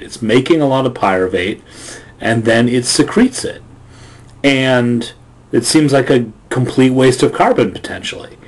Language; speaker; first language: English; native; English